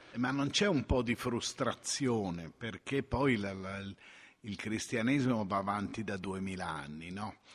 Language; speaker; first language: Italian; native; Italian